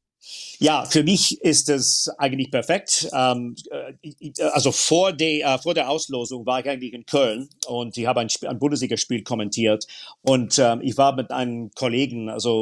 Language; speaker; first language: German; non-native, fluent; English